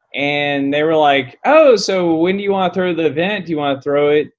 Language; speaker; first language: English; native; English